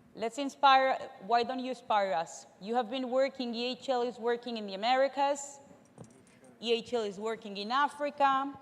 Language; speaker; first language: English; non-native, fluent; Spanish